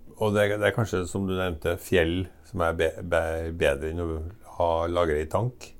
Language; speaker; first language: Norwegian; native; Norwegian